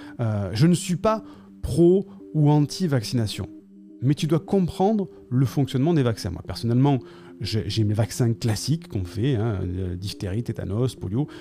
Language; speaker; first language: French; native; French